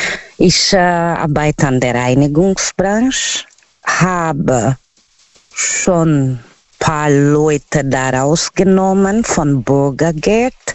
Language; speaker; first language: German; non-native, learner; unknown